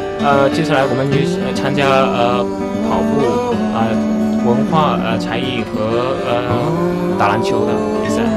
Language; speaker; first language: Chinese; non-native, learner; Vietnamese